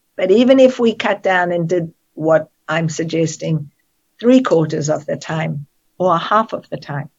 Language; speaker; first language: English; native; English